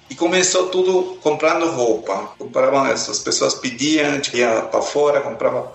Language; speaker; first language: Portuguese; non-native, fluent; Spanish